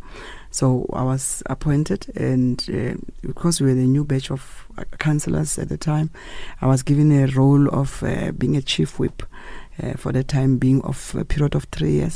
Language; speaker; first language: English; non-native, local second language; Tswana